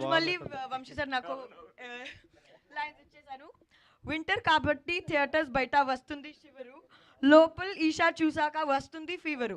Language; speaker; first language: Telugu; non-native, learner; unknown